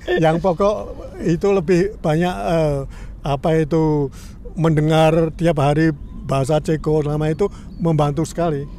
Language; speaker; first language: Indonesian; native; Indonesian